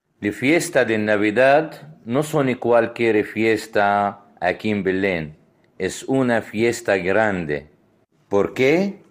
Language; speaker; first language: Spanish; non-native, fluent; Arabic